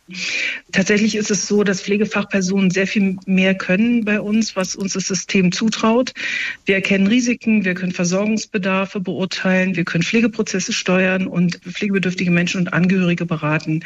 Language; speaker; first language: German; native; German